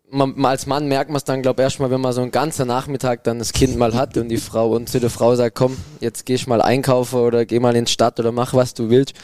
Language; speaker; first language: German; native; German